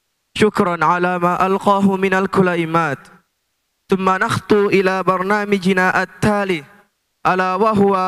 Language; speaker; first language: Arabic; non-native, learner; Indonesian